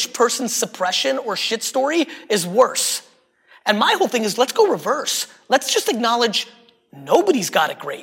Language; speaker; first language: English; early bilingual, other home language; Russian